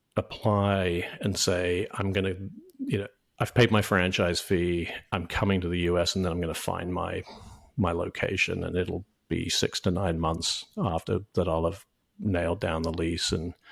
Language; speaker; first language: English; native; English